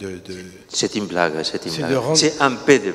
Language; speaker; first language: French; non-native, learner; Catalan